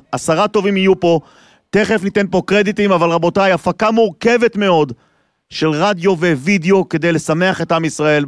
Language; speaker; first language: Hebrew; native; Hebrew